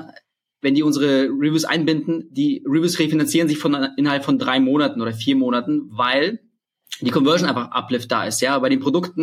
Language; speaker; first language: German; early bilingual, other home language; Russian